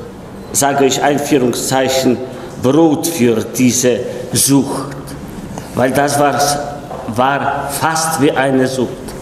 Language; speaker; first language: German; non-native, fluent; Polish